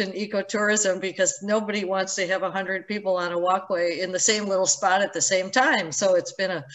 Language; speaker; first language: English; native; English